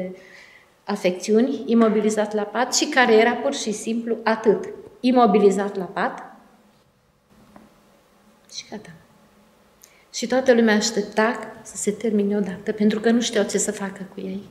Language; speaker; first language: Romanian; native; Romanian